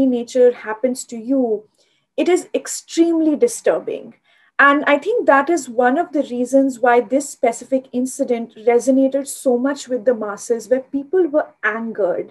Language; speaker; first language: English; non-native, local second language; Hindi